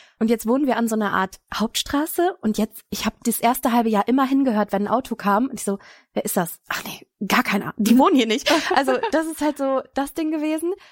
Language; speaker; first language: German; native; German